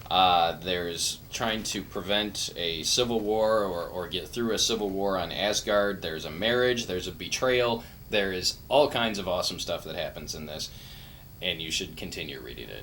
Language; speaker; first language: English; native; English